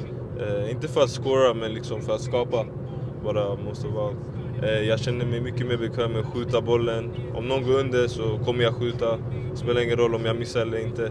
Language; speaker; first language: Swedish; native; Swedish